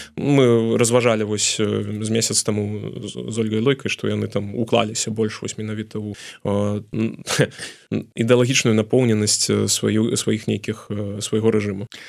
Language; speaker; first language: Belarusian; non-native, local second language; Russian